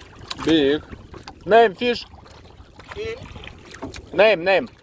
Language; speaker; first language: English; non-native, learner; Russian